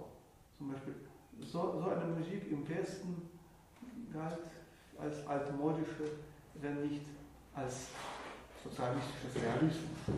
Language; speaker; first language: German; non-native, fluent; Russian